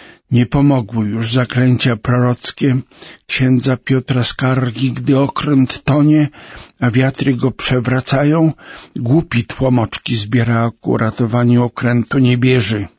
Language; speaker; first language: Polish; native; Polish